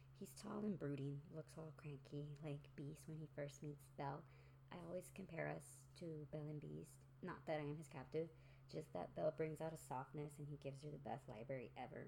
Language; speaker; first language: English; early bilingual, other home language; Spanish